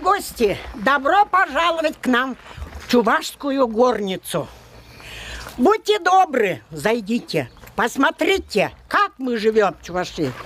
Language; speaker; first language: Russian; non-native, local second language; Chuvash